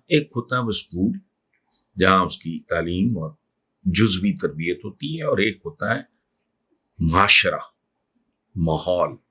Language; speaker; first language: Urdu; non-native, local second language; Punjabi